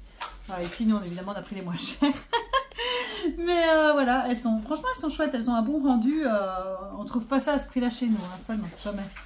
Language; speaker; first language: French; native; French